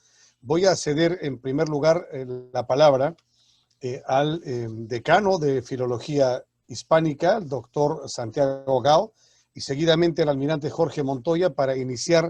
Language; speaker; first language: Spanish; native; Spanish